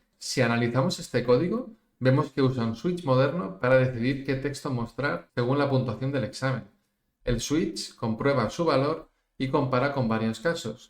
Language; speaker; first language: Spanish; native; Spanish